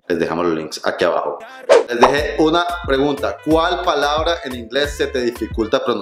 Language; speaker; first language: Spanish; native; Spanish